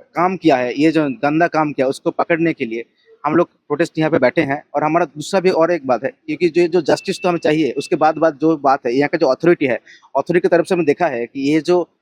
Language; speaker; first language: Hindi; non-native, local second language; Bangla